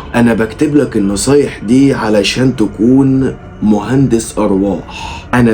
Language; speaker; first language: Arabic; native; Arabic